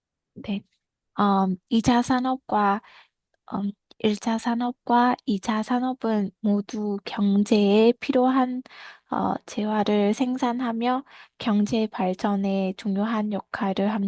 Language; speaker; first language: Korean; non-native, fluent; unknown